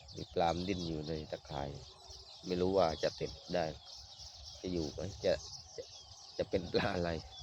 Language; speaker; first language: Thai; native; Thai